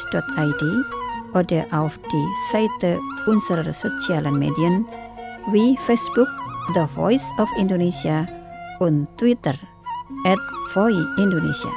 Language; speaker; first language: German; non-native, fluent; Indonesian